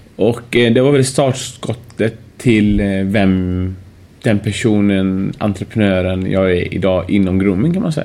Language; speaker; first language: Swedish; early bilingual, other home language; Persian